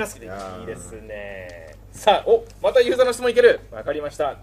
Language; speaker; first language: Japanese; native; Japanese